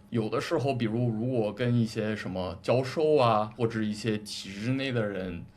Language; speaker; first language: Chinese; non-native, fluent; English